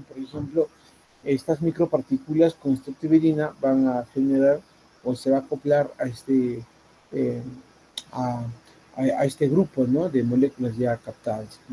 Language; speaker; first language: Spanish; native; Spanish